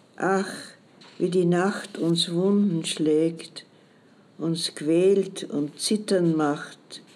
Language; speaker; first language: German; native; German